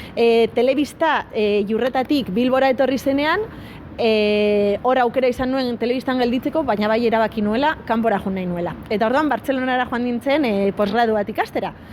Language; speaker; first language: Basque; non-native, local second language; Spanish